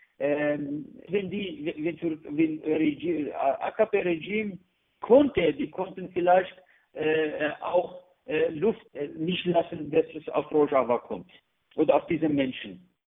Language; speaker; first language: German; non-native, learner; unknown